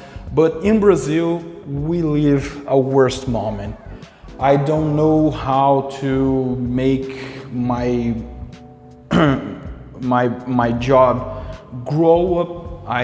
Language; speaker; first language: English; non-native, local second language; Portuguese